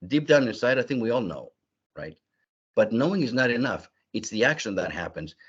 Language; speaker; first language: English; early bilingual, other home language; Greek